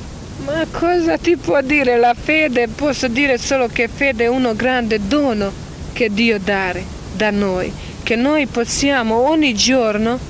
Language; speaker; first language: Italian; non-native, learner; Croatian